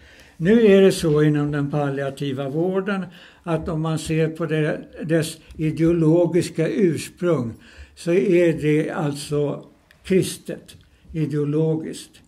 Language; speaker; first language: Swedish; native; Swedish